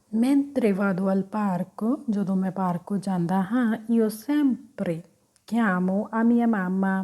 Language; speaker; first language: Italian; non-native, learner; Punjabi